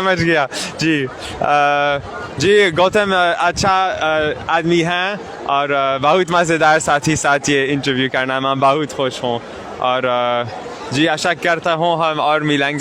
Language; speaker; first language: Hindi; non-native, learner; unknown